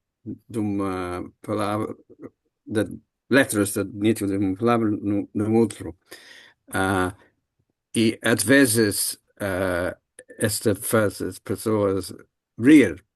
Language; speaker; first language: Portuguese; non-native, learner; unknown